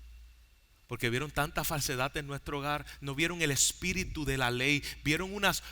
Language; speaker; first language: Spanish; native; Spanish